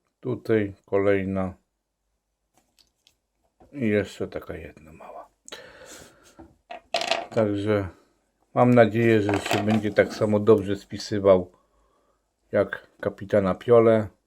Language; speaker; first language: Polish; native; Polish